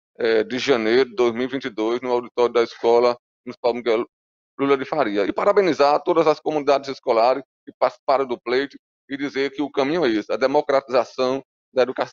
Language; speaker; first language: Portuguese; native; Portuguese